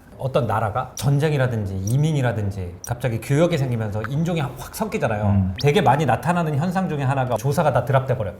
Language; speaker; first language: Korean; native; Korean